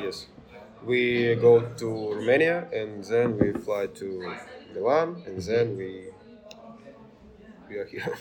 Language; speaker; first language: English; non-native, learner; Ukrainian